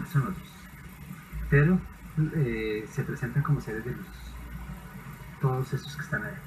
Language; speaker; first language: Spanish; native; Spanish